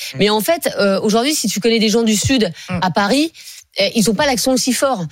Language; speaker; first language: French; native; French